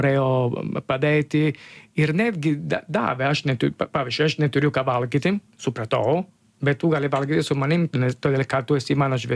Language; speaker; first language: Lithuanian; non-native, learner; Italian